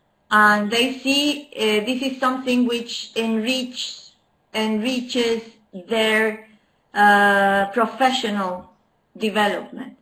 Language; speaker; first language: English; non-native, fluent; Spanish